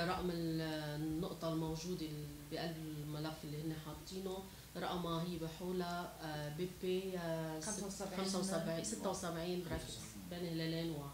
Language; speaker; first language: Arabic; native; Arabic